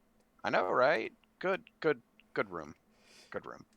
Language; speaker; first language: English; native; English